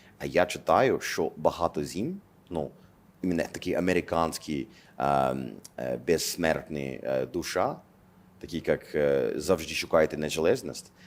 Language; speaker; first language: Ukrainian; non-native, learner; English